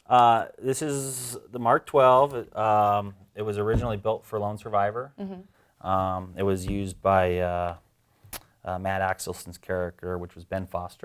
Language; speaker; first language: English; native; English